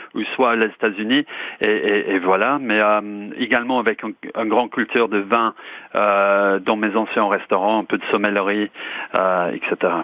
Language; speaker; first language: French; non-native, fluent; English